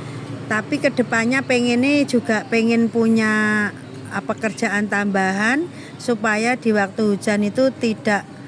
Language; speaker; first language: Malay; non-native, local second language; Javanese